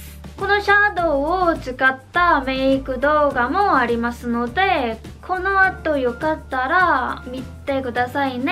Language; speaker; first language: Japanese; non-native, fluent; Korean